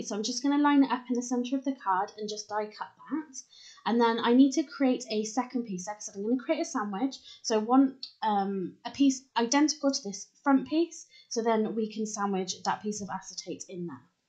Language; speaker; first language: English; native; English